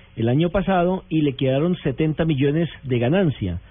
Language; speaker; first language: Spanish; native; Spanish